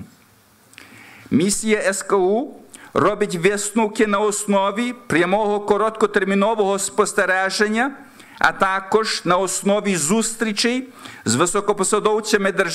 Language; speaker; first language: Ukrainian; early bilingual, heritage; Ukrainian